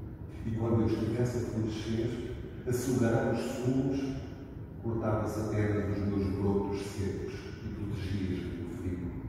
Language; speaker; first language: Portuguese; native; Portuguese